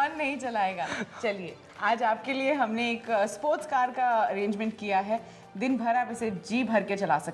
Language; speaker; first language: Hindi; native; Hindi